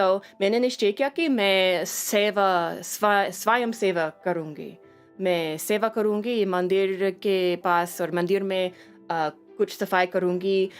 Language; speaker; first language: Hindi; non-native, learner; English